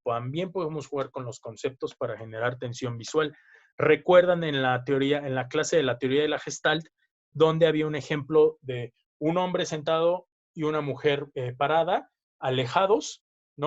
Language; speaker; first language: Spanish; native; Spanish